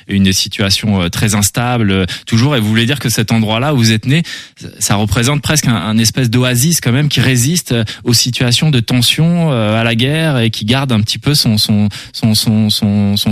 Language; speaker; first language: French; native; French